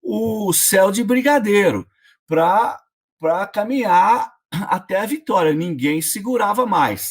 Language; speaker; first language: Portuguese; native; Portuguese